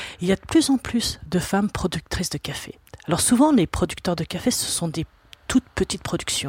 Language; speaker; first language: French; native; French